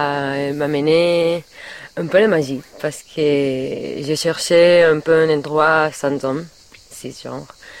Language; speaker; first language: French; non-native, learner; Catalan